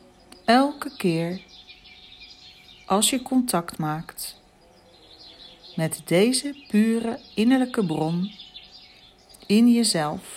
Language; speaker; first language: Dutch; native; Dutch